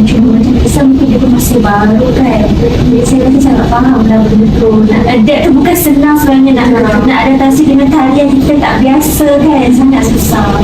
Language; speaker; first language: Malay; native; Malay